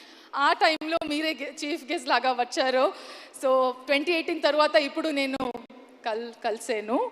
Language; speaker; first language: Telugu; non-native, learner; Kannada